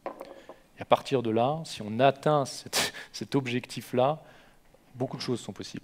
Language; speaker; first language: French; native; French